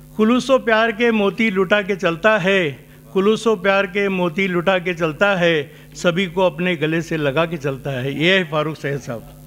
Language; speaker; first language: Hindi; non-native, local second language; Marathi